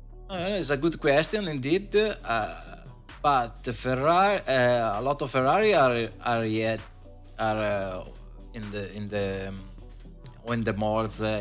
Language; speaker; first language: English; non-native, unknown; Italian